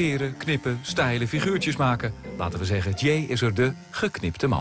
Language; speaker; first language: Dutch; native; Dutch